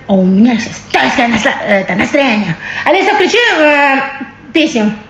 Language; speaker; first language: Russian; non-native, local second language; Kazakh